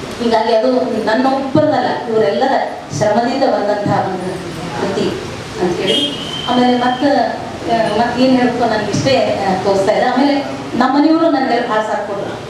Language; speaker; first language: Kannada; native; Kannada